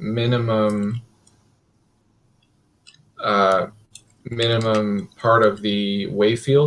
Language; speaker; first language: English; native; English